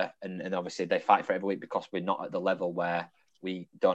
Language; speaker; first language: English; native; English